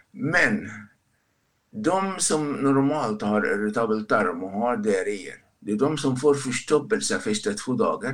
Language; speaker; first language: Swedish; non-native, fluent; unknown